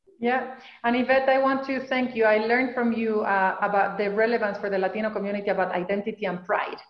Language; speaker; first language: English; non-native, fluent; Spanish